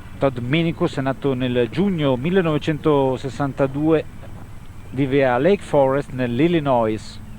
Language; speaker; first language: Italian; native; Italian